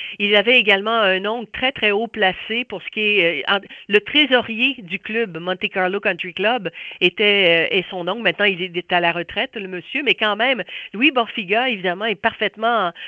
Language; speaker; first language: French; native; French